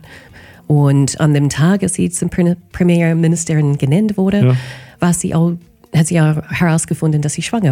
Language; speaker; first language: German; non-native, fluent; English